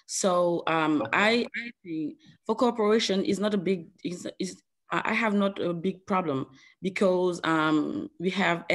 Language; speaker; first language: English; non-native, learner; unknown